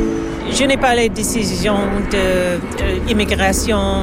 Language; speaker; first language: French; non-native, learner; English